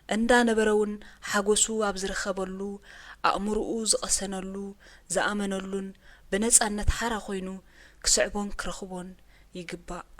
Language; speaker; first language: Tigrinya; native; Tigrinya